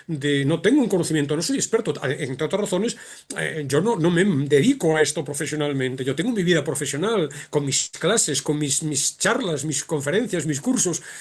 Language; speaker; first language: Spanish; native; Spanish